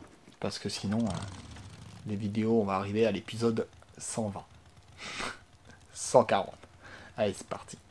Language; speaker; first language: French; native; French